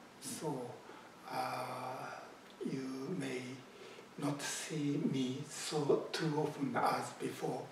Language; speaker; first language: English; non-native, fluent; Japanese